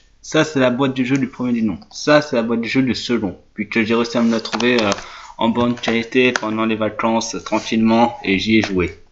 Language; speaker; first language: French; native; French